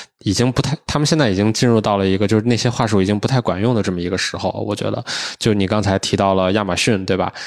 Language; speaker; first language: Chinese; native; Chinese